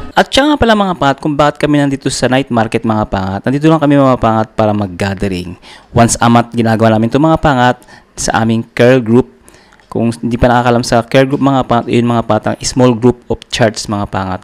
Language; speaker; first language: Filipino; native; Filipino